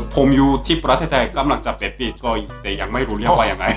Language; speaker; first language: Thai; non-native, learner; Korean